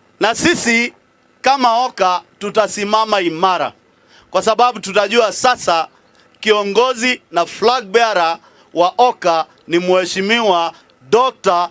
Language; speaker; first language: Swahili; non-native, local second language; Luyia